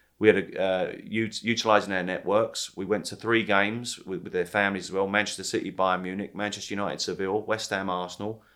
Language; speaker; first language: English; native; English